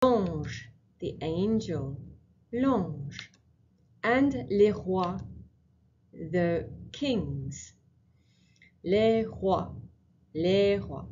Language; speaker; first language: French; non-native, fluent; English